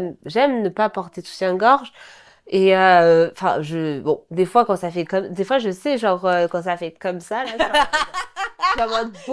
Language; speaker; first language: French; native; French